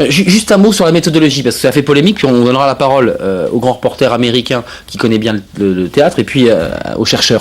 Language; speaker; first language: French; native; French